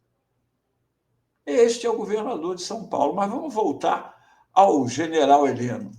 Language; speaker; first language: Portuguese; native; Portuguese